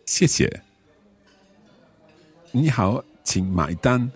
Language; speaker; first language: Chinese; non-native, learner; English